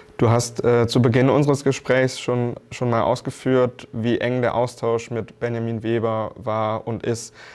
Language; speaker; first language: German; native; German